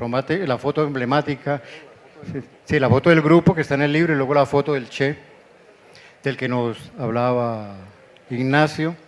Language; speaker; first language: Spanish; native; Spanish